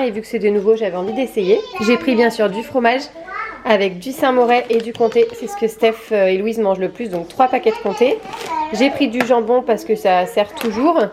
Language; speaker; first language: French; native; French